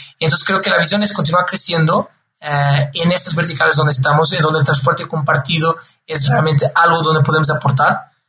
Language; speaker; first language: Spanish; non-native, fluent; Portuguese